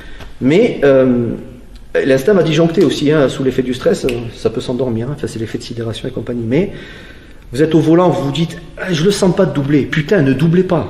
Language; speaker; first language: French; native; French